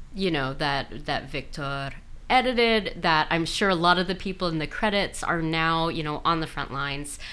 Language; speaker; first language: English; native; English